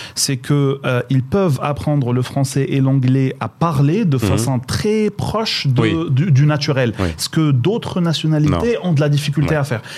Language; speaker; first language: French; non-native, local second language; Arabic